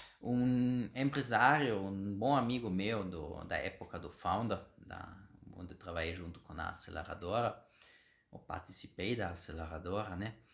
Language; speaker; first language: Portuguese; non-native, fluent; German